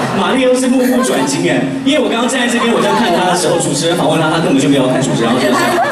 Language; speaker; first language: Chinese; native; Chinese